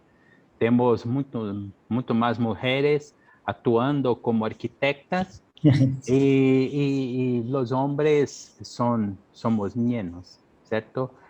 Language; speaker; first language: Spanish; non-native, learner; Portuguese